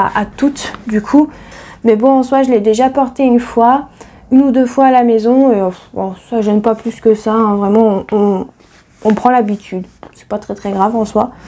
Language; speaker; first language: French; native; French